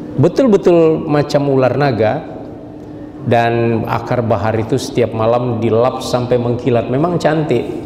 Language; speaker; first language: Indonesian; native; Indonesian